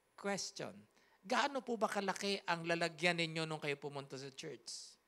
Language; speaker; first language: Filipino; native; Filipino